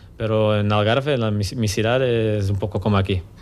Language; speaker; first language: Spanish; non-native, learner; Portuguese